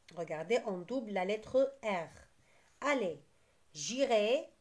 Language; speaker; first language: French; non-native, local second language; Arabic